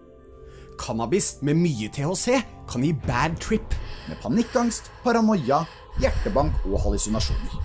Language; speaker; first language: Norwegian; native; Norwegian